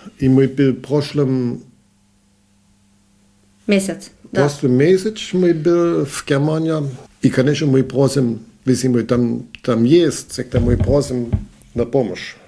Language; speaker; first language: Russian; non-native, learner; German